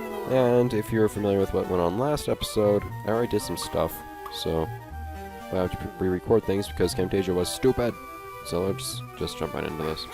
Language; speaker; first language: English; native; English